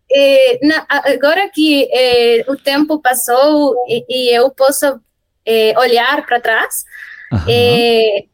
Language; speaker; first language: Portuguese; non-native, fluent; Spanish